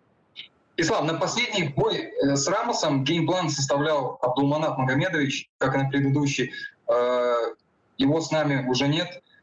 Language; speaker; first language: Russian; native; Russian